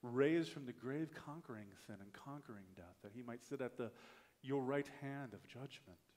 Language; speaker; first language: English; native; English